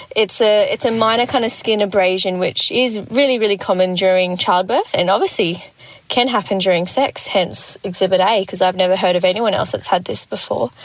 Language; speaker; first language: English; native; English